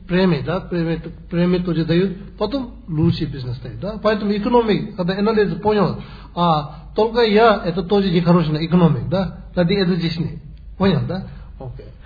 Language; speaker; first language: Russian; non-native, learner; Tibetan